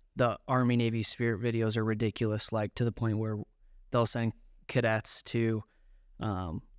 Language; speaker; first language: English; native; English